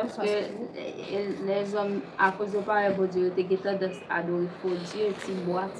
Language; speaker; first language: French; non-native, local second language; Haitian Creole